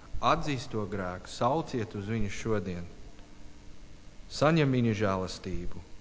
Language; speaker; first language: Latvian; non-native, learner; English